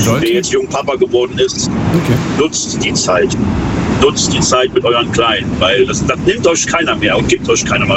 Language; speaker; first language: German; native; German